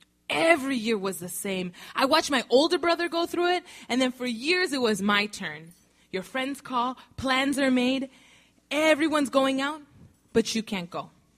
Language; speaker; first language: English; early bilingual, other home language; Spanish